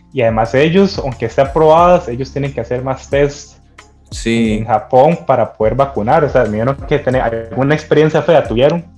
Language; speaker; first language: Spanish; native; Spanish